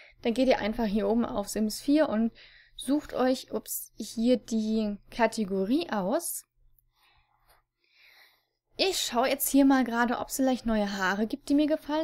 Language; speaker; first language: German; native; German